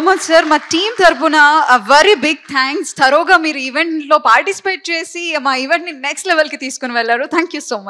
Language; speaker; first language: Telugu; native; Telugu